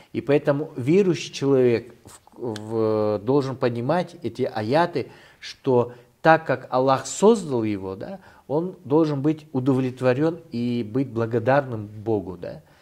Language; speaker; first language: Russian; non-native, local second language; Kyrgyz